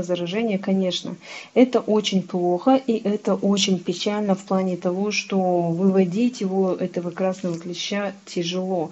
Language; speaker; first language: Russian; native; Russian